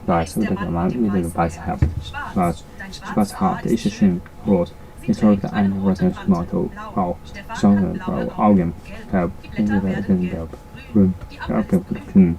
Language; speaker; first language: German; non-native, learner; Japanese